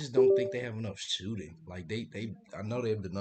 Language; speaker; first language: English; native; English